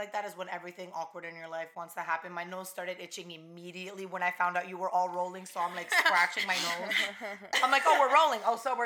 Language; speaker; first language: English; early bilingual, other home language; Spanish